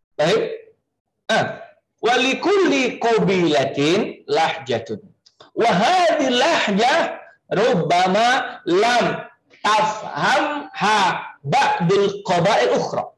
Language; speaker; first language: Arabic; non-native, fluent; Indonesian